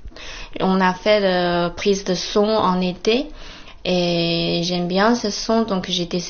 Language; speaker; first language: French; non-native, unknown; Chinese